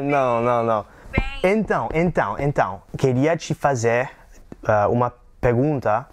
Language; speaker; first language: Portuguese; non-native, learner; English